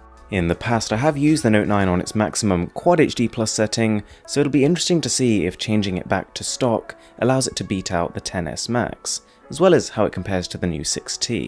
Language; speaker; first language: English; native; English